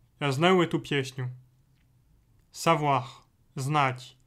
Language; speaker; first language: Russian; non-native, fluent; French